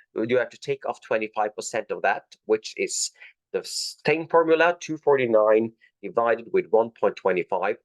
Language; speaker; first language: English; non-native, fluent; Norwegian